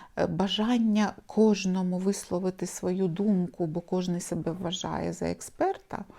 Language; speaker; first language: Ukrainian; non-native, local second language; Russian